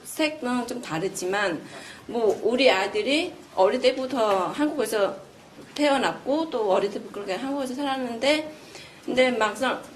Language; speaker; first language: Korean; non-native, fluent; Vietnamese